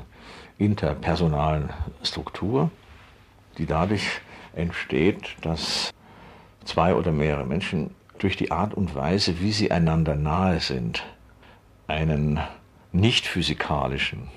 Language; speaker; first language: German; native; German